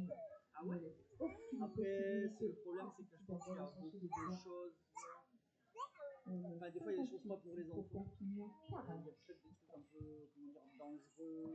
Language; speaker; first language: French; native; French